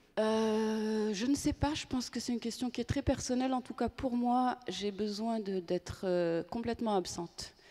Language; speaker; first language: French; native; French